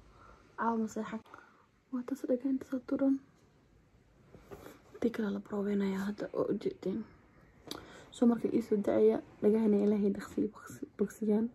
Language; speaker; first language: German; non-native, learner; Somali